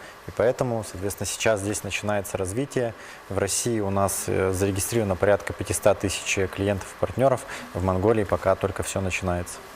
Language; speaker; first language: Russian; native; Russian